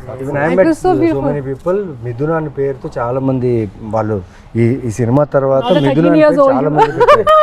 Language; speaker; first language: Telugu; native; Telugu